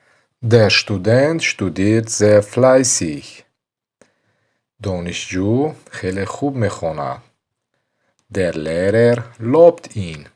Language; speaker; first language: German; non-native, fluent; Tajik